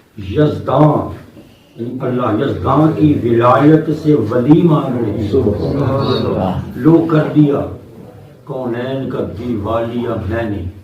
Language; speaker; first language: Urdu; non-native, local second language; Punjabi